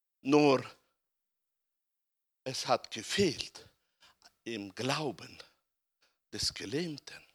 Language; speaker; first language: German; non-native, fluent; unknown